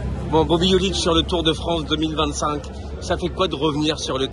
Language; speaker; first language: French; native; French